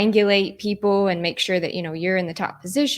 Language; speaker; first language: English; native; English